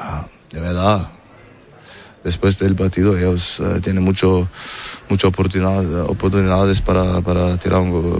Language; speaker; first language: Spanish; non-native, learner; German